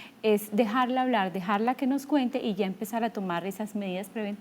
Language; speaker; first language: Spanish; native; Spanish